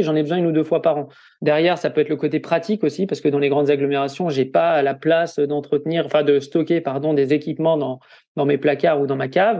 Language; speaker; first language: French; native; French